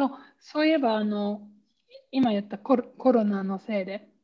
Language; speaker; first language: Japanese; non-native, learner; German